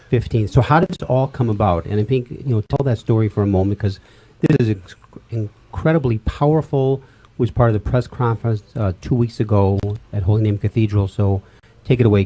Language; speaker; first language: English; native; English